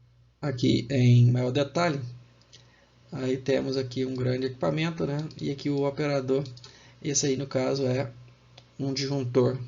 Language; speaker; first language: Portuguese; native; Portuguese